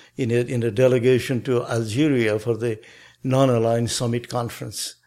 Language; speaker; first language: English; non-native, local second language; Nepali